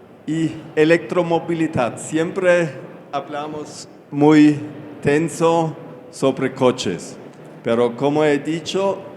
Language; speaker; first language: Spanish; non-native, fluent; German